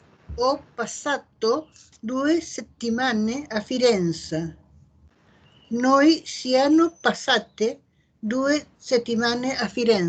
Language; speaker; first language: Italian; non-native, learner; Spanish